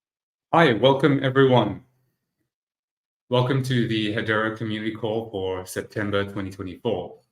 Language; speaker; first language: English; native; English